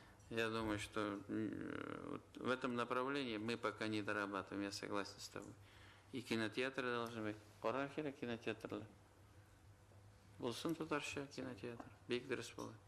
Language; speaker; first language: Russian; non-native, local second language; Tatar